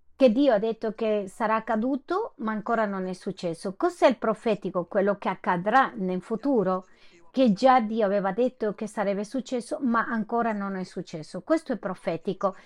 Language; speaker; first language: Italian; non-native, fluent; Spanish